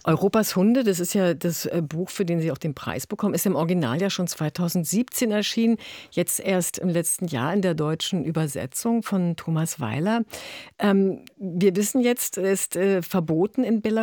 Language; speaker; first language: German; native; German